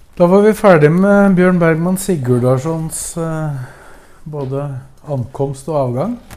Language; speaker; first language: Norwegian; native; Norwegian